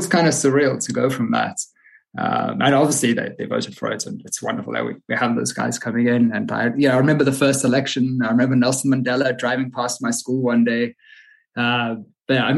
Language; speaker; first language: English; native; English